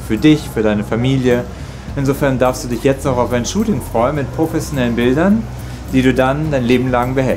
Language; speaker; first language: German; native; German